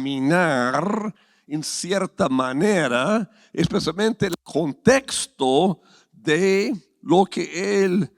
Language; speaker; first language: Spanish; non-native, fluent; English